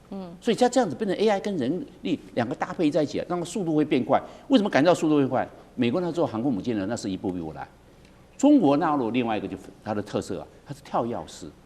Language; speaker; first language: Chinese; native; Chinese